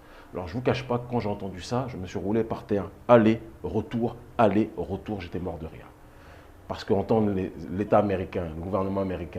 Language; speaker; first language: French; native; French